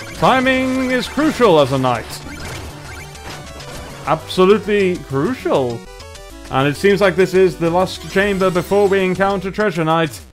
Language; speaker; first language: English; native; English